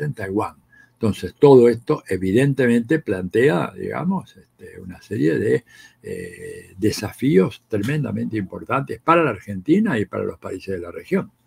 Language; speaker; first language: Spanish; native; Spanish